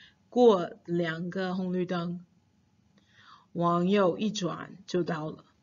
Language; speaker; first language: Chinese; non-native, fluent; English